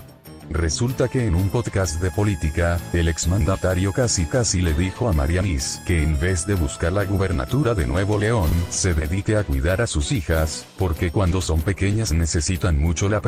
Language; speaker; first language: Spanish; native; Spanish